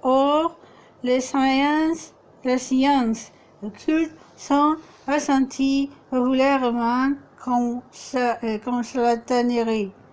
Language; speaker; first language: French; non-native, fluent; Spanish